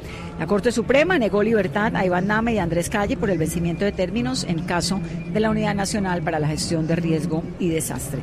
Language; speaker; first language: Spanish; native; Spanish